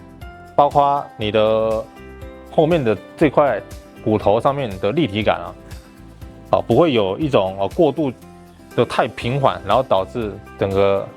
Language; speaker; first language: Chinese; native; Chinese